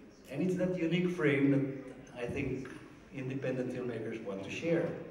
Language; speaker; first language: English; non-native, local second language; Filipino